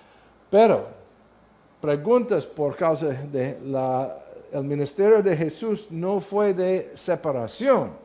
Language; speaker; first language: Spanish; non-native, learner; English